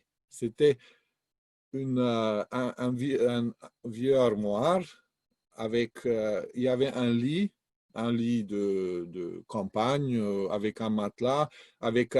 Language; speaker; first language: French; non-native, fluent; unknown